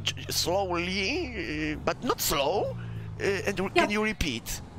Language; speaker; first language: English; non-native, learner; Polish